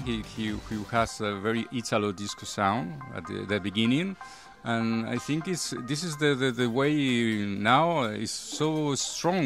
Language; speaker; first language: English; non-native, learner; Spanish